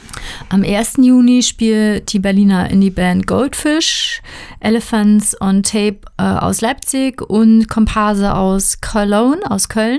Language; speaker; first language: German; native; German